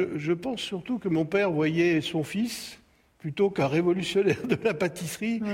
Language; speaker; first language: French; native; French